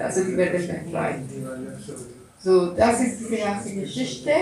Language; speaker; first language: German; non-native, learner; Russian